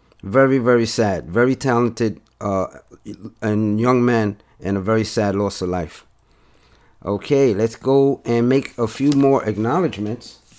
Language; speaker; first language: English; native; English